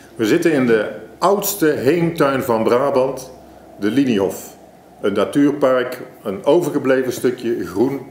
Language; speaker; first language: Dutch; native; Dutch